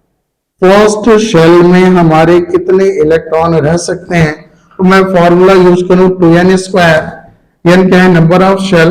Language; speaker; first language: Hindi; native; Hindi